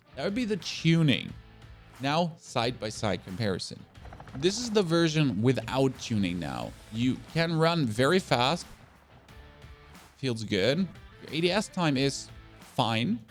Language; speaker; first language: English; non-native, fluent; German